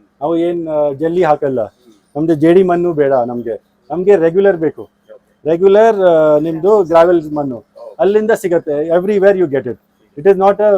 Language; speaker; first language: Kannada; non-native, local second language; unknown